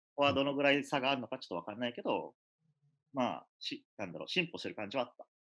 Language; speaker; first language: Japanese; early bilingual, other home language; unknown